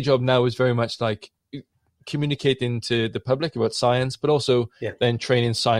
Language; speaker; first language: English; native; English